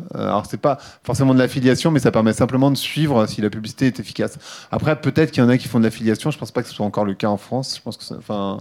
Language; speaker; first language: French; native; French